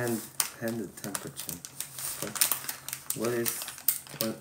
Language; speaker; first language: English; non-native, learner; Korean